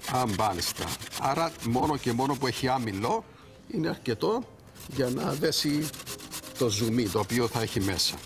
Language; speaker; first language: Greek; native; Greek